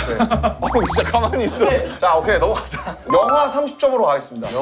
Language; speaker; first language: Korean; native; Korean